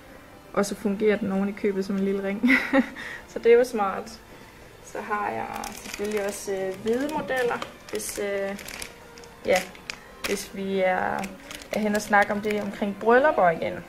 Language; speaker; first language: Danish; native; Danish